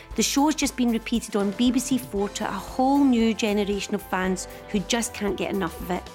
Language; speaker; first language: English; native; English